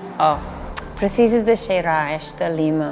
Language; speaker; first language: Portuguese; non-native, learner; English